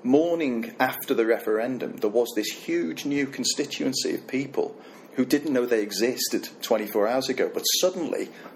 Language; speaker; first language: English; native; English